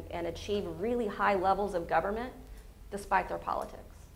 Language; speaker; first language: English; native; English